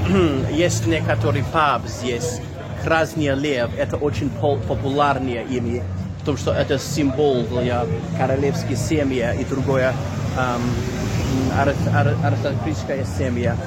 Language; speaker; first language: Russian; non-native, learner; English